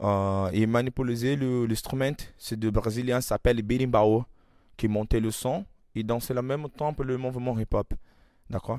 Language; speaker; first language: French; non-native, learner; Portuguese